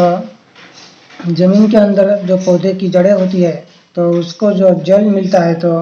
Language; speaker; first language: Hindi; non-native, local second language; Marathi